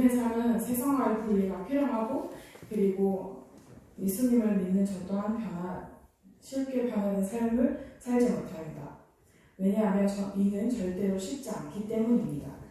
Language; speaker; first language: Korean; early bilingual, other home language; Mongolian